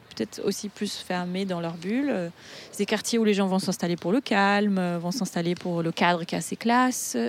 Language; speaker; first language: French; non-native, fluent; Portuguese